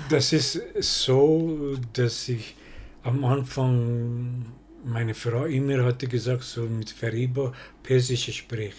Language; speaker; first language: German; non-native, learner; Persian